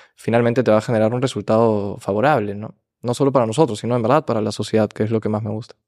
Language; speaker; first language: Spanish; early bilingual, heritage; Spanish